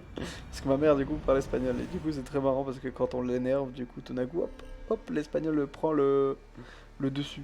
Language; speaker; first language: French; native; French